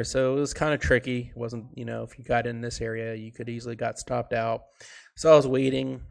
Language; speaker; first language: English; native; English